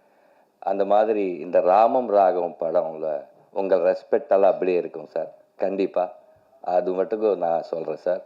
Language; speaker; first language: Tamil; non-native, learner; Telugu